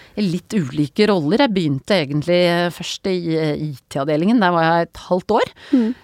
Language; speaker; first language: Norwegian; native; Norwegian